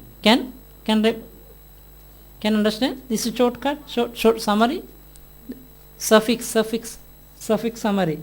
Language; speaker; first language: English; non-native, learner; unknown